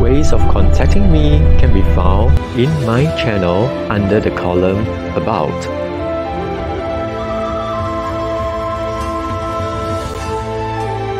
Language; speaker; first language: English; non-native, local second language; Chinese